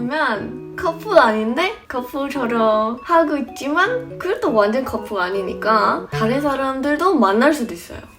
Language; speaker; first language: Korean; non-native, fluent; English